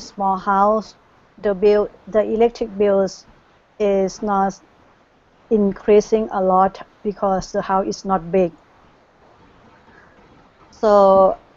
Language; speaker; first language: English; non-native, learner; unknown